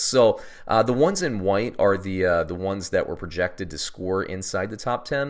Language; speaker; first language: English; native; English